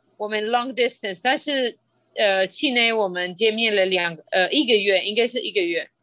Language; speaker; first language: Chinese; non-native, fluent; Spanish